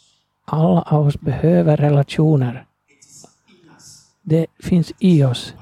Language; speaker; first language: Swedish; non-native, fluent; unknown